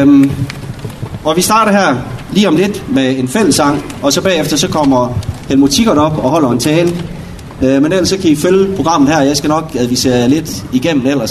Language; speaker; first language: Danish; native; Danish